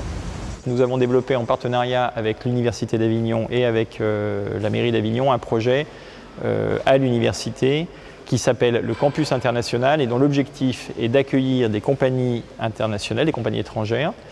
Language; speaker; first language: French; native; French